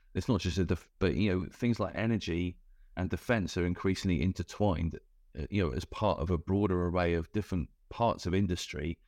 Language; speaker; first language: English; native; English